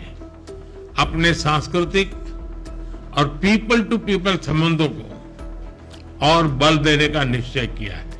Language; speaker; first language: Hindi; native; Hindi